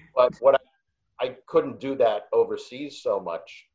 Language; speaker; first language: English; native; English